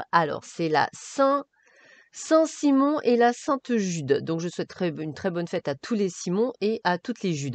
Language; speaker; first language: French; native; French